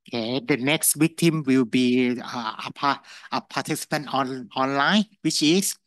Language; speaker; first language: English; non-native, fluent; Thai